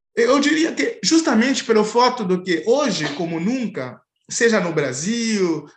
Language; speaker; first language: Portuguese; non-native, fluent; Haitian Creole